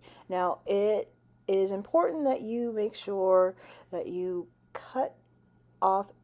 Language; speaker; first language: English; native; English